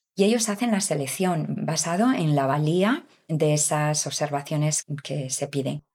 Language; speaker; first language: Spanish; native; Spanish